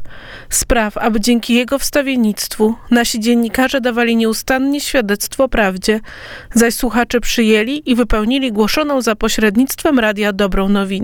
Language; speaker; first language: Polish; native; Polish